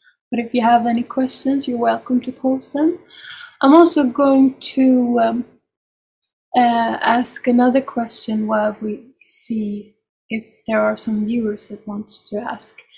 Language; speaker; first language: English; non-native, fluent; Swedish